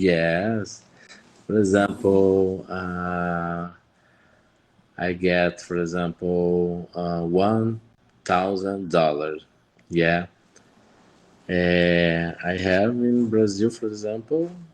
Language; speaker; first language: English; non-native, learner; Portuguese